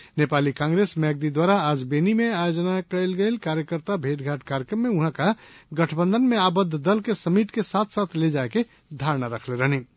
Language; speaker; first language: Bhojpuri; non-native, local second language; Nepali